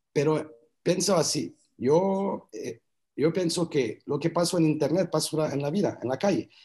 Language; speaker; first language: Spanish; non-native, learner; French